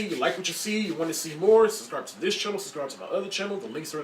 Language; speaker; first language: English; native; English